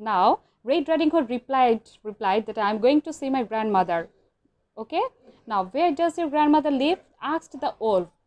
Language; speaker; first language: English; non-native, local second language; Bangla